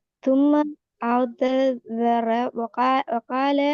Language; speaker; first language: Arabic; non-native, learner; Tamil